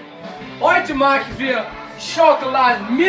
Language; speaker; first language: German; non-native, learner; English